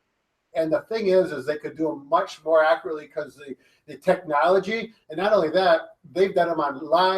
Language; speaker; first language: English; native; English